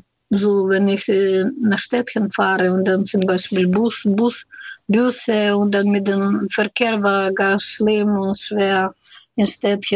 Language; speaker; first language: German; non-native, fluent; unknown